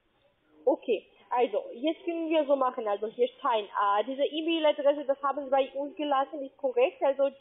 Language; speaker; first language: German; non-native, learner; Spanish